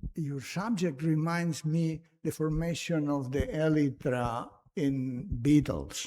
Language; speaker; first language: English; non-native, fluent; Catalan